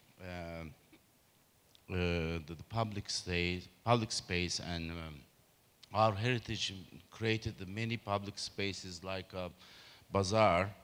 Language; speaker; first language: English; non-native, learner; Turkish